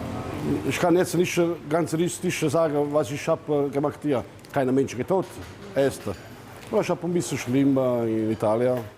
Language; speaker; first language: German; non-native, learner; Italian